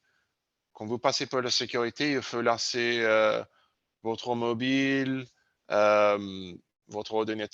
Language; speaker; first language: French; non-native, learner; English